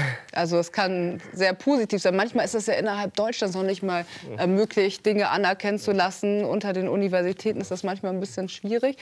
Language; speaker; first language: German; native; German